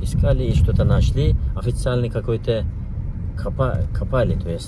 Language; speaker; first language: Russian; non-native, learner; Turkish